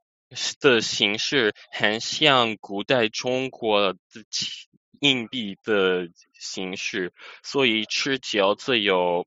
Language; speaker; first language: Chinese; non-native, fluent; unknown